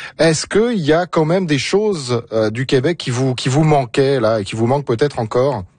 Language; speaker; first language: French; native; French